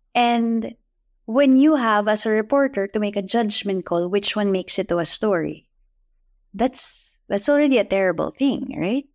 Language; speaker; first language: English; non-native, local second language; Filipino